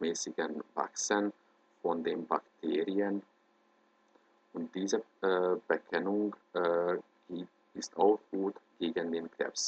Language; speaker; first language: German; non-native, fluent; Hungarian